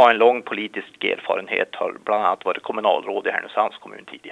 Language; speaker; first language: Swedish; native; Swedish